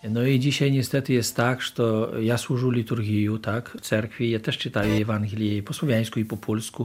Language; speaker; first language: Polish; non-native, local second language; Ukrainian